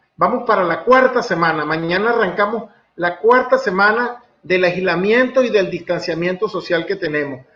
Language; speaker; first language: Spanish; native; Spanish